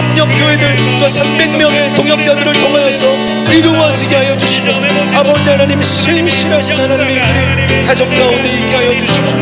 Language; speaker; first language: Korean; native; Korean